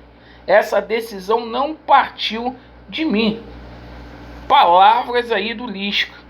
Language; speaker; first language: Portuguese; native; Portuguese